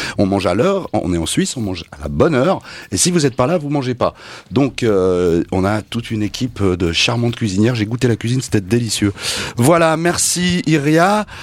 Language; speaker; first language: French; native; French